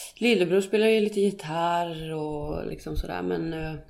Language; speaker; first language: Swedish; native; Swedish